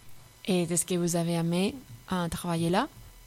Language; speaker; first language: French; non-native, fluent; Spanish